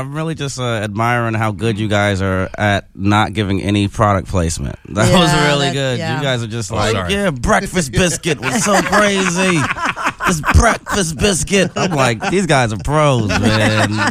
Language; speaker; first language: English; native; English